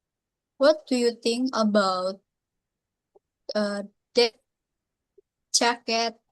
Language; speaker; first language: English; non-native, learner; Indonesian